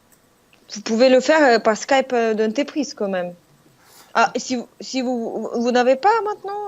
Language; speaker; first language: French; non-native, fluent; Russian